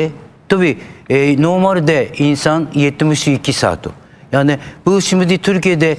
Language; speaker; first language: Turkish; non-native, learner; Japanese